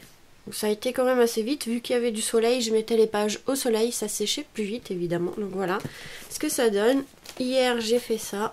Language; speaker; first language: French; native; French